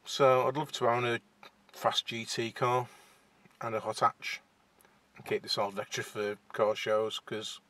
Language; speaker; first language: English; native; English